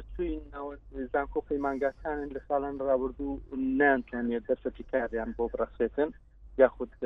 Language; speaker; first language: Central Kurdish; non-native, local second language; Kurdish